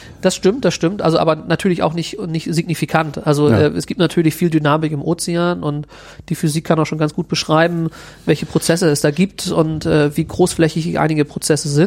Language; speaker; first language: German; native; German